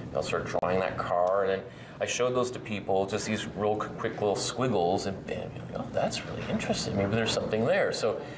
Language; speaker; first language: English; native; English